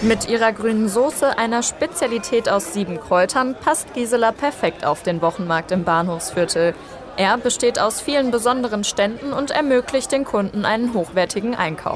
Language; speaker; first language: German; native; German